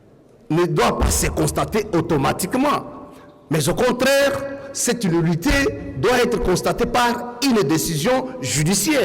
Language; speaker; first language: French; native; French